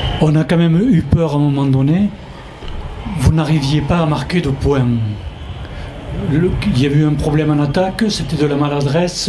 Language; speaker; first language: French; native; French